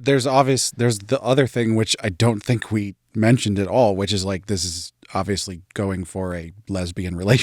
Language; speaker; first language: English; native; English